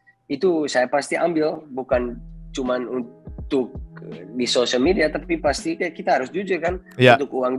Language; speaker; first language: Indonesian; non-native, fluent; Dutch